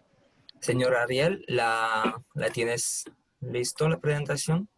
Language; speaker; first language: Spanish; non-native, fluent; French